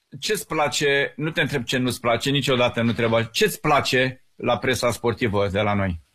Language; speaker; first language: Romanian; native; Romanian